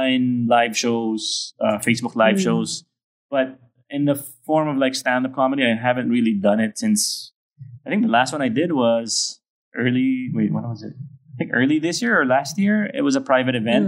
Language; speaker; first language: English; non-native, local second language; Filipino